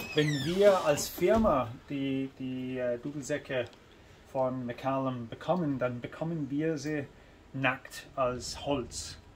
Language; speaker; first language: German; native; German